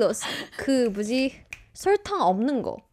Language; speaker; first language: Korean; non-native, fluent; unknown